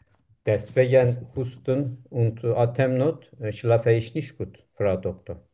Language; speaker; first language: German; non-native, learner; Turkish